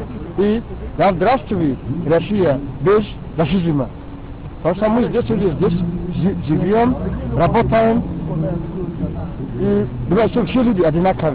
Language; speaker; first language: Russian; non-native, learner; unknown